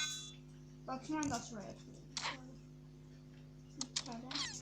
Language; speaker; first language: Finnish; native; Finnish